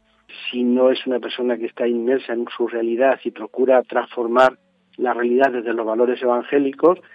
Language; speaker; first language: Spanish; native; Spanish